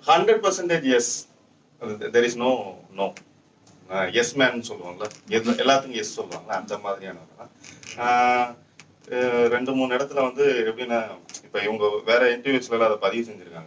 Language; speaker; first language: Tamil; native; Tamil